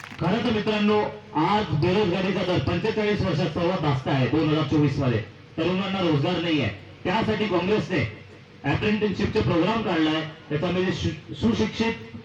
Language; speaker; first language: Marathi; non-native, local second language; Bhili